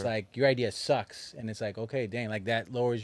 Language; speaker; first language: English; native; English